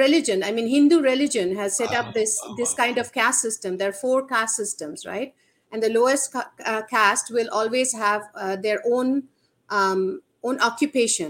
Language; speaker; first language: English; non-native, local second language; Bangla